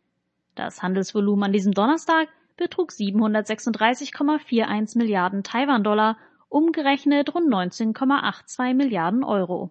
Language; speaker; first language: German; native; German